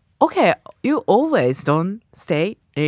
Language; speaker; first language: English; non-native, learner; Japanese